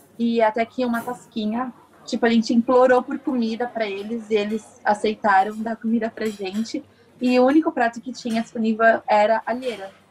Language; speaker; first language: Portuguese; native; Portuguese